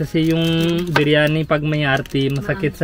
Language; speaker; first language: Filipino; non-native, learner; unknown